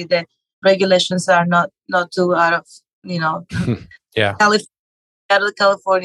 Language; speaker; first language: English; non-native, fluent; Spanish